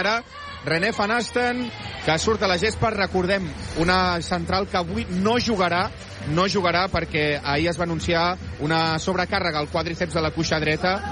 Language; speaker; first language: Catalan; native; Catalan